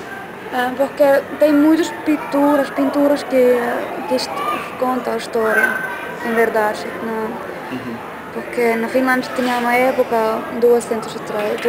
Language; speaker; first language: Portuguese; non-native, learner; Finnish